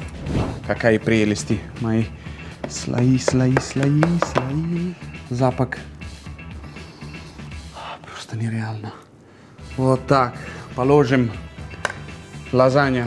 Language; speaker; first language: Russian; non-native, fluent; Italian